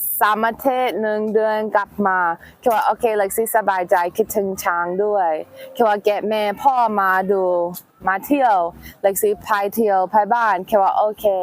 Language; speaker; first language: Thai; non-native, learner; English